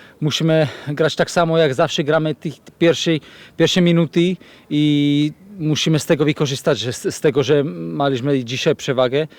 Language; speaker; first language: Polish; non-native, learner; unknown